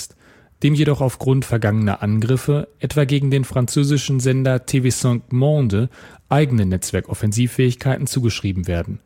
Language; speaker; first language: German; native; German